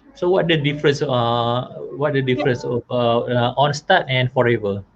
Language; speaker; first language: English; non-native, local second language; Malay